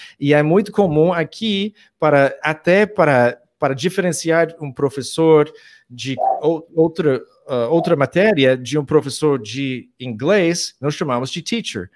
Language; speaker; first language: Portuguese; non-native, fluent; English